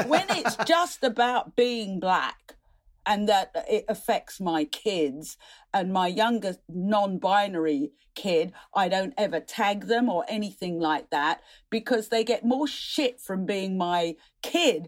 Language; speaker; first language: English; native; English